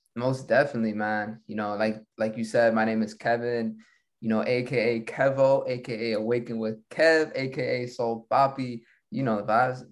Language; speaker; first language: English; early bilingual, other home language; Spanish